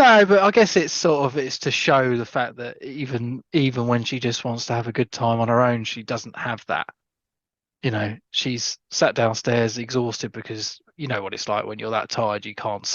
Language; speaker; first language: English; native; English